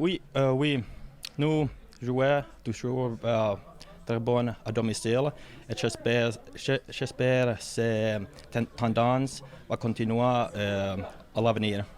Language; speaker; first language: French; non-native, learner; Swedish